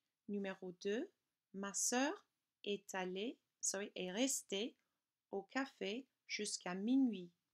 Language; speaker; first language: French; non-native, fluent; English